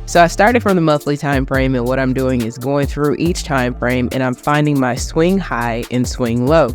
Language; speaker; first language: English; native; English